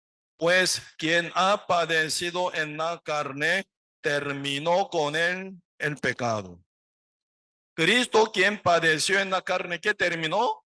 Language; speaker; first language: Spanish; non-native, learner; Korean